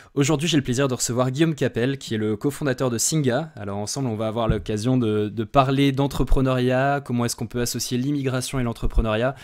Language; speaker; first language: French; native; French